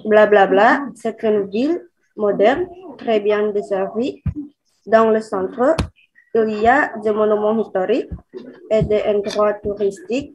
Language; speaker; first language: French; non-native, learner; Indonesian